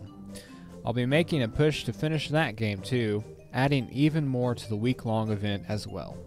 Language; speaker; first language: English; native; English